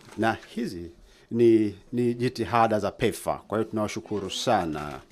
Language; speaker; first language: Swahili; native; Swahili